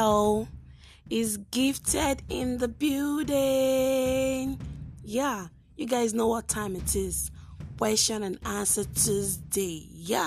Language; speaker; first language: English; non-native, local second language; Igbo